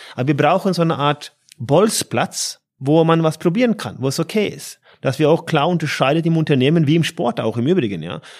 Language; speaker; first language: German; non-native, fluent; Norwegian